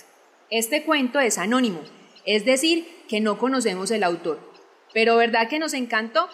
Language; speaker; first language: Spanish; native; Spanish